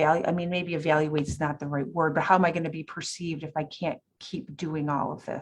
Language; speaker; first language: English; native; English